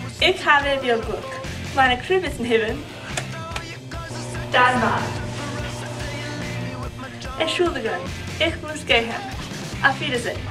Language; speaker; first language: German; non-native, learner; English